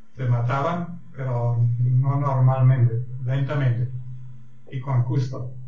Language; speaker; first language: Spanish; non-native, fluent; German